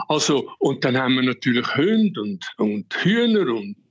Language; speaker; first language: German; native; German